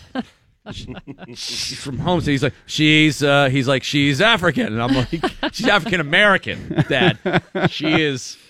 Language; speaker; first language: English; native; English